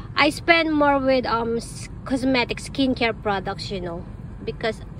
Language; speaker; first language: English; non-native, local second language; Filipino